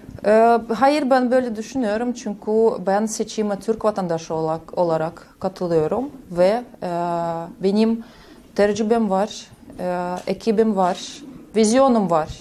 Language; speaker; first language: Turkish; non-native, fluent; Russian